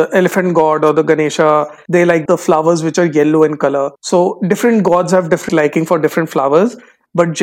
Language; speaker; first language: English; non-native, local second language; Hindi